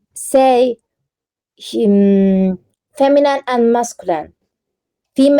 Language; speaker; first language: English; non-native, learner; Turkish